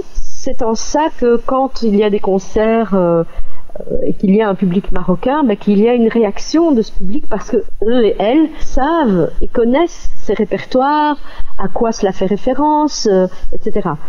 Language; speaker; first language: French; native; French